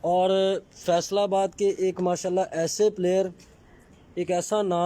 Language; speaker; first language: Urdu; non-native, local second language; Punjabi